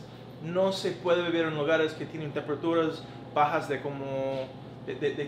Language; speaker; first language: Spanish; non-native, learner; English